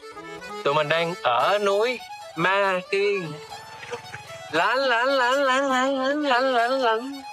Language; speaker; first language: Vietnamese; native; Vietnamese